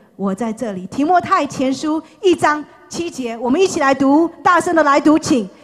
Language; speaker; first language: Chinese; non-native, fluent; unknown